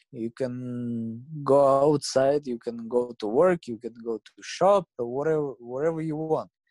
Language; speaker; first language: English; non-native, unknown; Russian